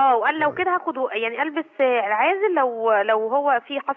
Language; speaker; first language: Arabic; native; Arabic